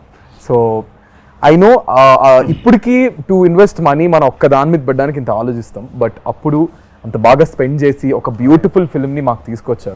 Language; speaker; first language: Telugu; native; Telugu